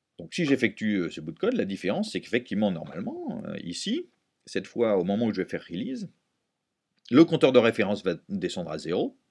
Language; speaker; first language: French; native; French